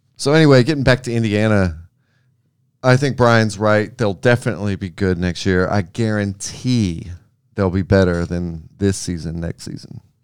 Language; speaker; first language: English; native; English